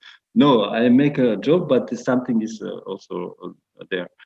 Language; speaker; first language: English; non-native, fluent; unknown